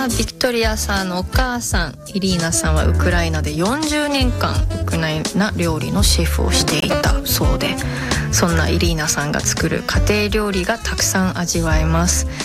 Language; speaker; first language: Japanese; native; Japanese